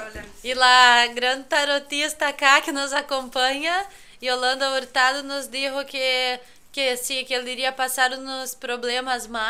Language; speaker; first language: Spanish; non-native, fluent; Portuguese